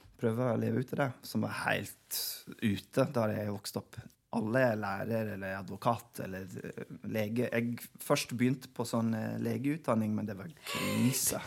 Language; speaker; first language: Norwegian; non-native, fluent; English